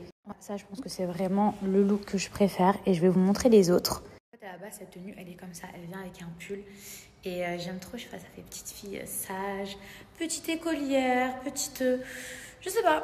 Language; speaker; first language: French; native; French